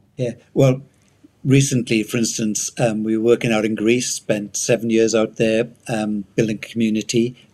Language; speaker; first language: English; native; English